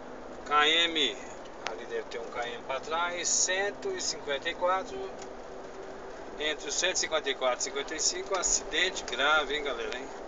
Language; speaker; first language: Portuguese; native; Portuguese